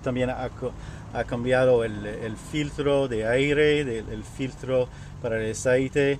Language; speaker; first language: Spanish; non-native, learner; French